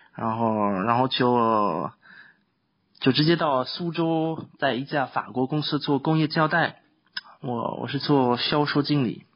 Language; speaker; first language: Chinese; non-native, fluent; French